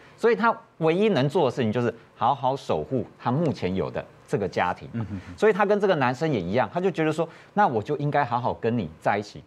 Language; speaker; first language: Chinese; native; Chinese